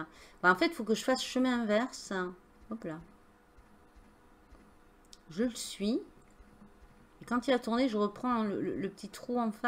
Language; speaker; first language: French; native; French